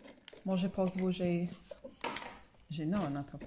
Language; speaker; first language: Polish; non-native, learner; English